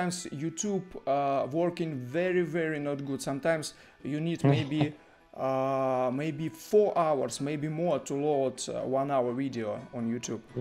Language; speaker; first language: English; non-native, learner; Russian